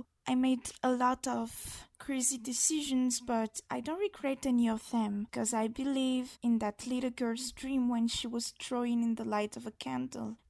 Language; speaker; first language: English; non-native, fluent; Malagasy